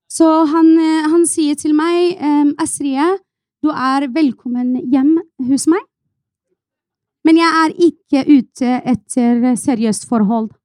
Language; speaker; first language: Norwegian; non-native, fluent; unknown